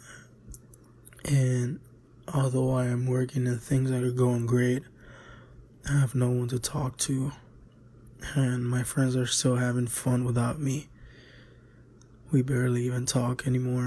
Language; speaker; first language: English; native; English